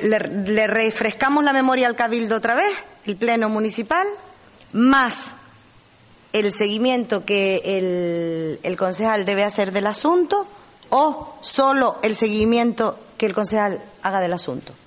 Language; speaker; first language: Spanish; native; Spanish